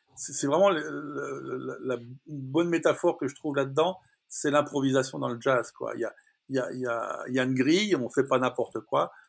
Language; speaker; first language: French; native; French